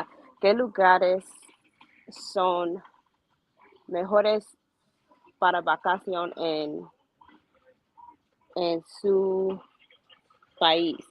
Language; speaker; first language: Spanish; non-native, learner; English